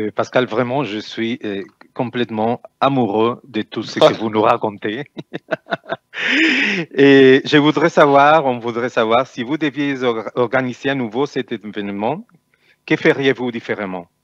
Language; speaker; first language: French; non-native, fluent; Spanish